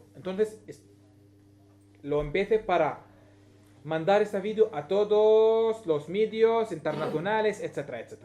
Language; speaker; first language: Spanish; non-native, learner; Arabic